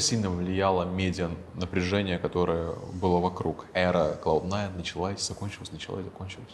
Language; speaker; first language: Russian; native; Russian